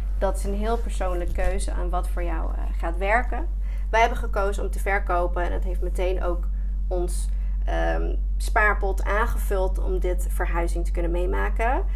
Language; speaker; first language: Dutch; non-native, fluent; English